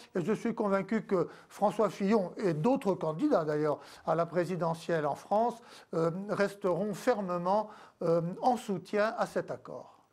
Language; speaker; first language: French; native; French